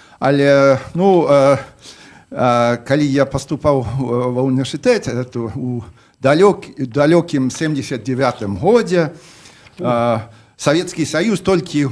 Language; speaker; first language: Belarusian; non-native, fluent; English